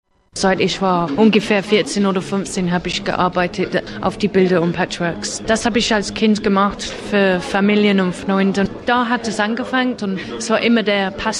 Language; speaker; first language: German; non-native, learner; English